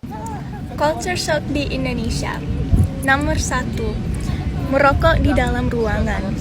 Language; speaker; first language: Indonesian; non-native, fluent; English